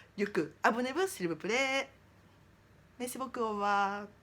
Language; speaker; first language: French; non-native, learner; Japanese